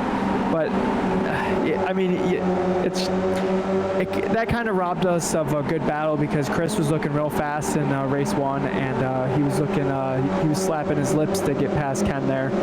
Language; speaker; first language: English; native; English